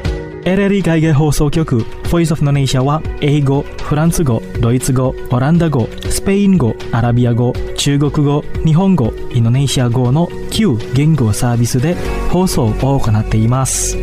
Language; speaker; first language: Japanese; non-native, fluent; Indonesian